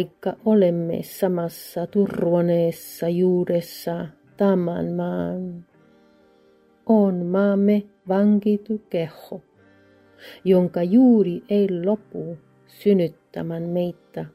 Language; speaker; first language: Finnish; non-native, fluent; Spanish